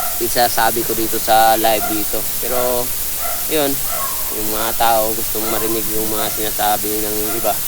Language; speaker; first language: Filipino; non-native, local second language; Cebuano